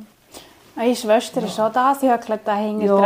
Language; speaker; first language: German; native; German